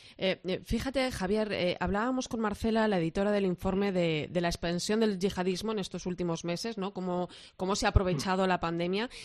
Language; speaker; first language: Spanish; native; Spanish